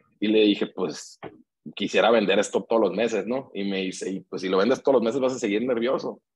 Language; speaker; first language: Spanish; native; Spanish